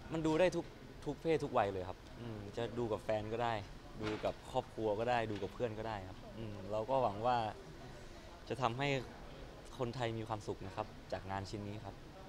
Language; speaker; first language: Thai; native; Thai